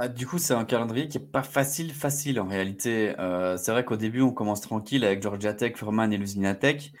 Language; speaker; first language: French; native; French